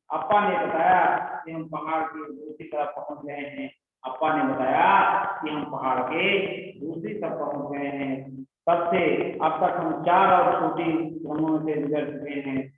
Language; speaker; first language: Hindi; native; Hindi